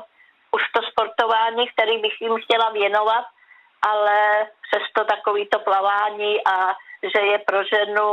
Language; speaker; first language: Czech; native; Czech